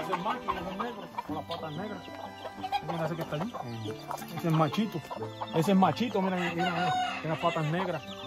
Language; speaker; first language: Spanish; early bilingual, heritage; Spanish